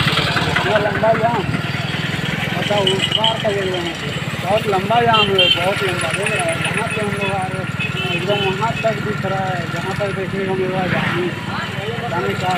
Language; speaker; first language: Hindi; native; Hindi